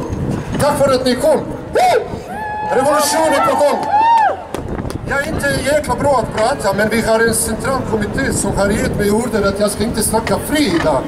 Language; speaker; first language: Swedish; non-native, fluent; Bosnian